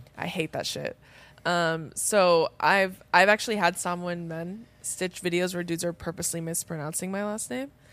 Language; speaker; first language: English; native; English